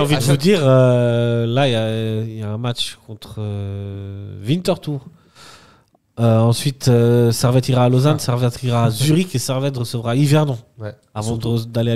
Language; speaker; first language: French; native; French